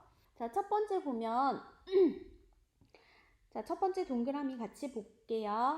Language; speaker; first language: Korean; native; Korean